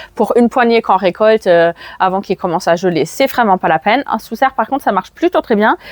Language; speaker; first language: French; non-native, fluent; German